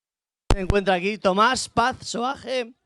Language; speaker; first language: Spanish; native; Spanish